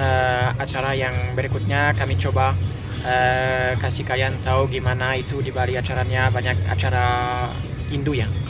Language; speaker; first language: Indonesian; non-native, fluent; French